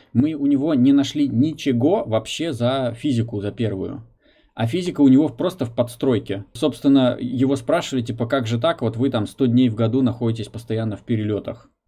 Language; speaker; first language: Russian; native; Russian